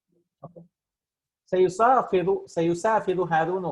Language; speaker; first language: Arabic; non-native, fluent; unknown